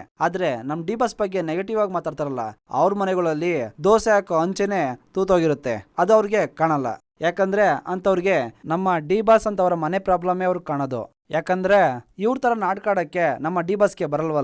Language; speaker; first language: Kannada; native; Kannada